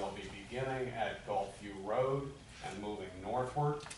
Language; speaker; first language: English; native; English